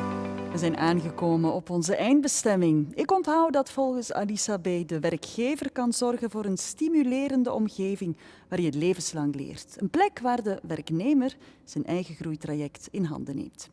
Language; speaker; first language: Dutch; native; Dutch